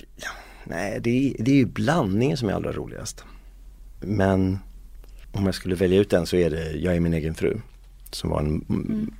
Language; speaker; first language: Swedish; native; Swedish